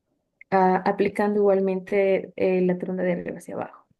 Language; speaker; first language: Spanish; native; Spanish